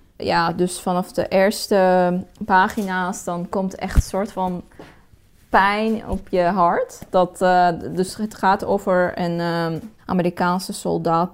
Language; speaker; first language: Dutch; non-native, fluent; Persian